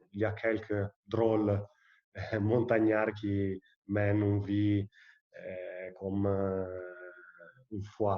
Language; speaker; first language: French; non-native, fluent; Italian